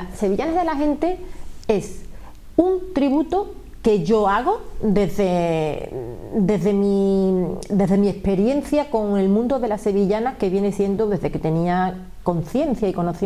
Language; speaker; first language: Spanish; native; Spanish